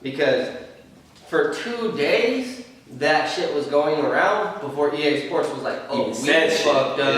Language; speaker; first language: English; native; English